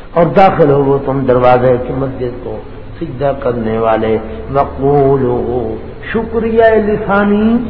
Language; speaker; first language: Urdu; non-native, local second language; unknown